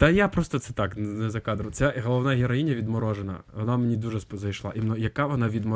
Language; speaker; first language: Ukrainian; native; Ukrainian